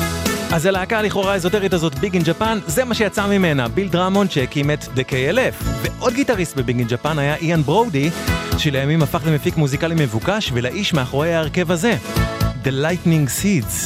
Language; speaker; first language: Hebrew; native; Hebrew